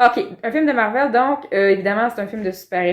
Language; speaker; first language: French; native; French